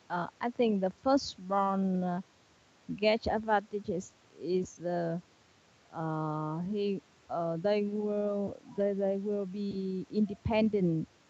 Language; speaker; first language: English; non-native, learner; Vietnamese